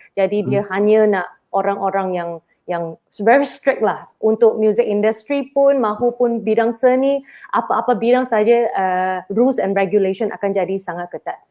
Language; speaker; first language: Malay; non-native, local second language; Chinese